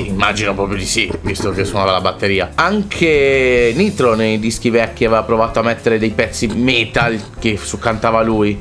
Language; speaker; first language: Italian; native; Italian